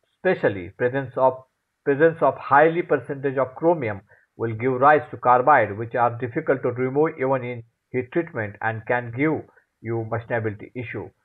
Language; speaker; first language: English; non-native, local second language; Marathi